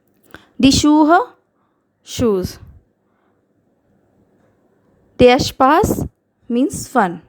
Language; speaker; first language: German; non-native, fluent; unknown